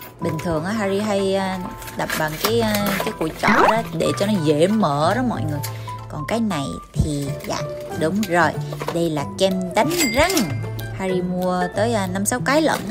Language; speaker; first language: Vietnamese; early bilingual, heritage; Korean